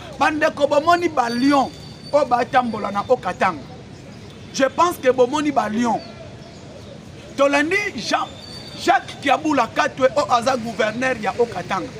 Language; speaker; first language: Lingala; non-native, local second language; Luba-Lulua